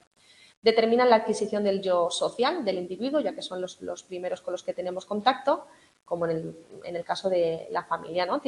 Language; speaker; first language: Spanish; native; Spanish